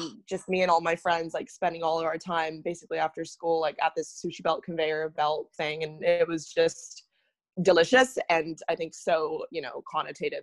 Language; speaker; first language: English; native; English